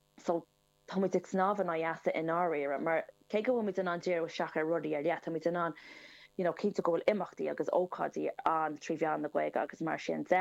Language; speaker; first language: Irish; non-native, local second language; English